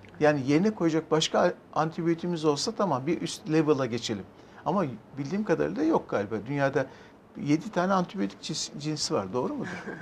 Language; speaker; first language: Turkish; native; Turkish